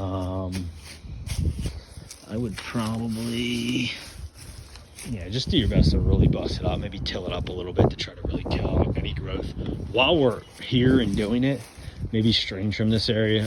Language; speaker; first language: English; native; English